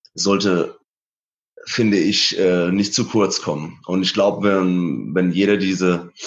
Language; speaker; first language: German; early bilingual, other home language; Persian